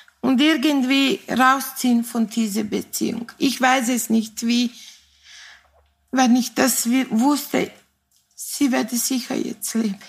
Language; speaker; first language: German; non-native, fluent; Serbian